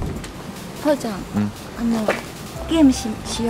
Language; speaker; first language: Japanese; non-native, learner; Chinese